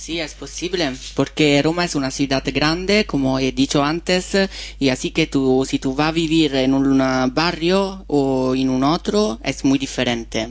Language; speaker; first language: Spanish; non-native, fluent; Italian